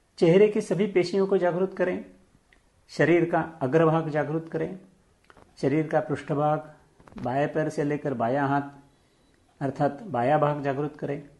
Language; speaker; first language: Hindi; non-native, local second language; Marathi